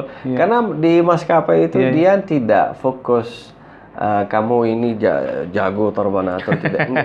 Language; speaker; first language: Indonesian; non-native, fluent; Arabic